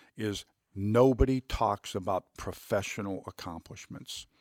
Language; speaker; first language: English; native; English